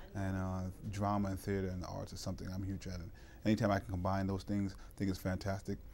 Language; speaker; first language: English; native; English